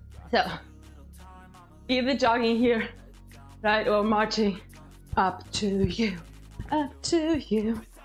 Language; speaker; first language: English; non-native, fluent; German